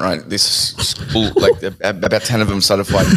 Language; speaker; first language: English; native; English